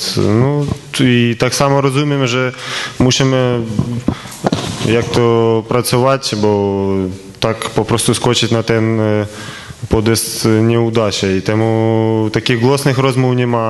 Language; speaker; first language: Polish; non-native, fluent; Ukrainian